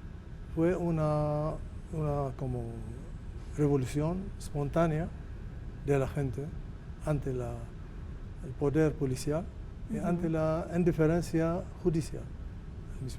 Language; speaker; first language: Spanish; non-native, fluent; Arabic